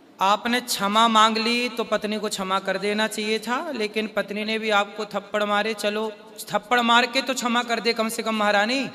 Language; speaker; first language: Hindi; native; Hindi